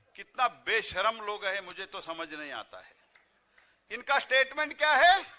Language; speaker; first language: Hindi; non-native, local second language; Kannada